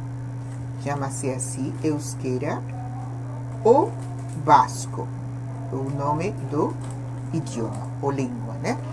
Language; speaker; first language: Portuguese; non-native, fluent; Spanish